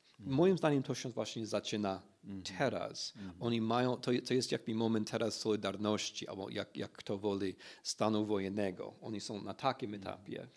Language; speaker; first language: Polish; non-native, fluent; English